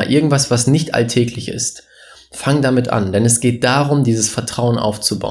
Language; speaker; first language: German; native; German